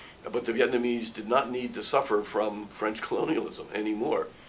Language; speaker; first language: English; native; English